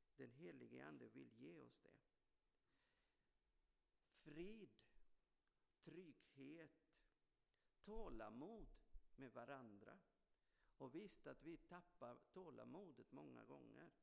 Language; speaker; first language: Swedish; non-native, fluent; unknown